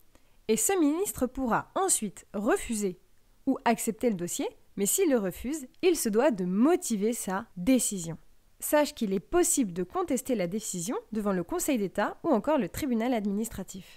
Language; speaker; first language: French; native; French